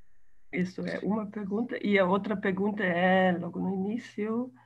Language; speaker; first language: Portuguese; non-native, fluent; German